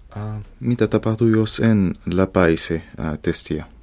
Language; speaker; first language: Finnish; non-native, learner; Arabic